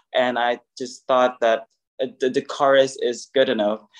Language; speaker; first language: English; non-native, local second language; Filipino